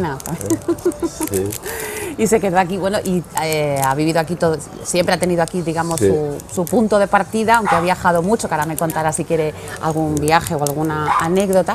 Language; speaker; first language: Spanish; native; Spanish